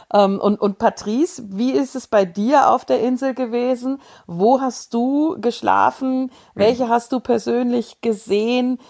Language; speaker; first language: German; native; German